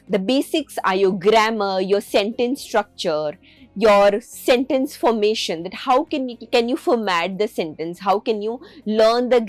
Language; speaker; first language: English; non-native, local second language; Hindi